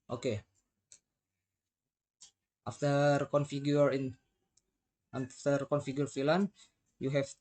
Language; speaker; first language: English; non-native, learner; Indonesian